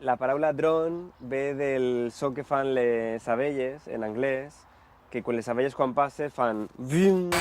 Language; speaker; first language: Catalan; native; Catalan